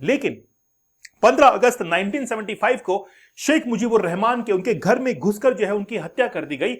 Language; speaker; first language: Hindi; native; Hindi